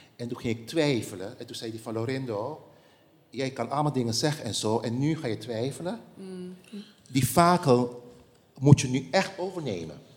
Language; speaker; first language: Dutch; non-native, local second language; Papiamento